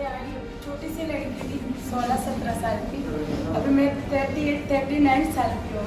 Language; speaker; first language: Hindi; non-native, local second language; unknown